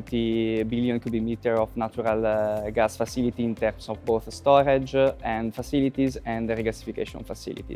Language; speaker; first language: English; non-native, fluent; Italian